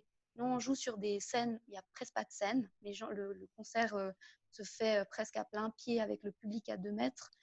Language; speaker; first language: French; native; French